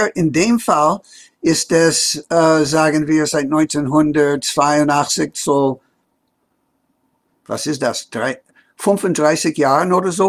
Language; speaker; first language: German; non-native, fluent; English